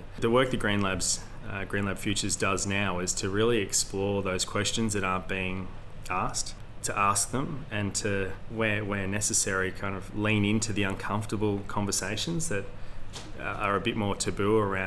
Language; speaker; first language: English; native; English